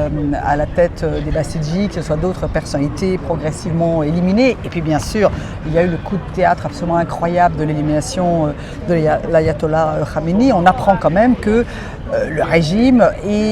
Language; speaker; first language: French; native; French